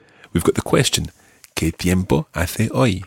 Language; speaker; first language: Spanish; non-native, fluent; English